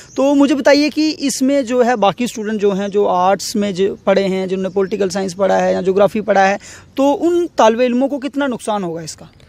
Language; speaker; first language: Hindi; non-native, local second language; Kashmiri